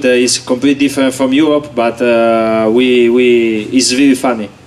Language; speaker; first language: English; non-native, learner; Italian